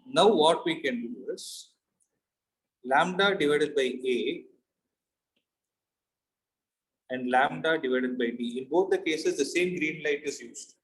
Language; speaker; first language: English; non-native, local second language; Tamil